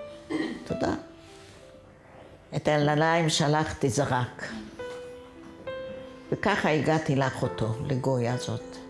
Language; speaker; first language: Hebrew; non-native, fluent; Yiddish